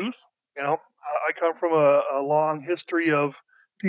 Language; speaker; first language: English; native; English